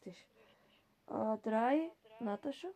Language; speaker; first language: German; non-native, fluent; Macedonian